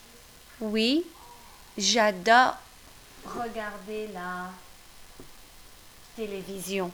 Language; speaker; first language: French; non-native, fluent; English